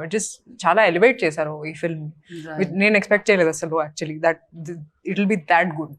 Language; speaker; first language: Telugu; non-native, fluent; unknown